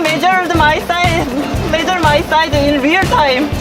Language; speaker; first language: English; non-native, learner; Korean